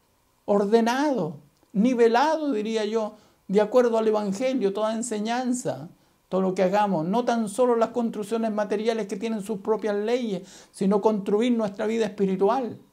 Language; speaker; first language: Spanish; native; Spanish